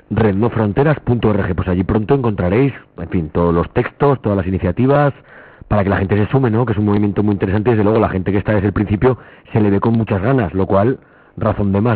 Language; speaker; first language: Spanish; native; Spanish